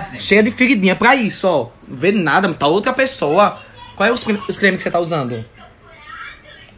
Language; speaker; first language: Portuguese; native; Portuguese